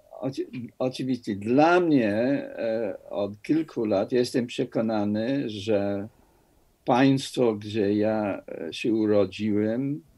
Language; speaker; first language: Polish; non-native, fluent; English